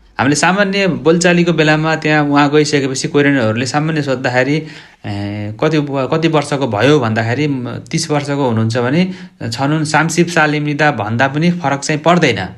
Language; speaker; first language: Nepali; native; Nepali